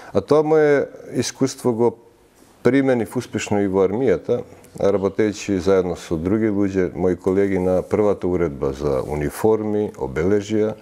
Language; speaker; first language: Macedonian; early bilingual, heritage; Macedonian